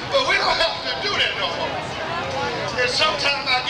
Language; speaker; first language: English; native; English